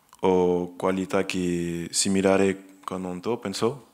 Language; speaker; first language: Italian; non-native, learner; French